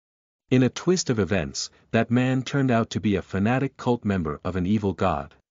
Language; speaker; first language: English; native; English